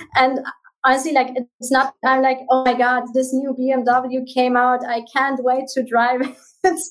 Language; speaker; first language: English; non-native, fluent; German